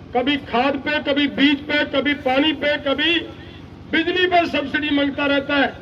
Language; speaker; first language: Hindi; non-native, local second language; Punjabi